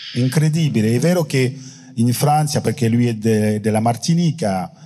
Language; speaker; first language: Italian; non-native, fluent; French